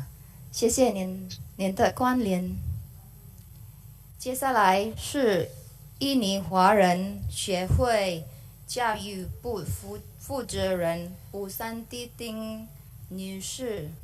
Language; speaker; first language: Chinese; non-native, learner; Indonesian